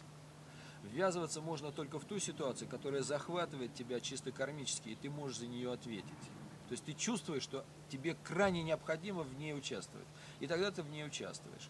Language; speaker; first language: Russian; native; Russian